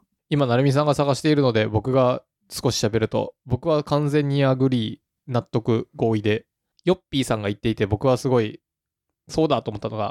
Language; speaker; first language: Japanese; native; Japanese